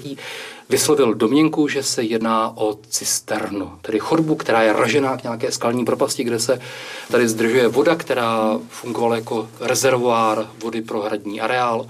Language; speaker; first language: Czech; native; Czech